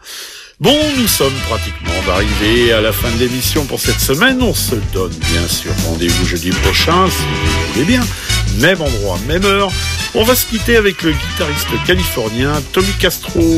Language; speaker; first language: French; native; French